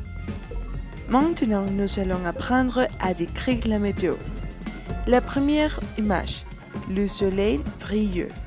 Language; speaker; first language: French; non-native, fluent; Spanish